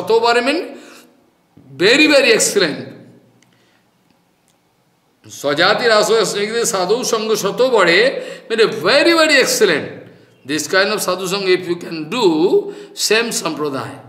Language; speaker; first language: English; non-native, local second language; Bangla